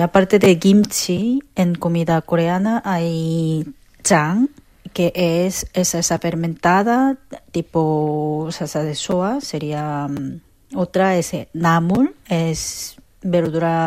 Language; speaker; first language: Spanish; non-native, learner; Korean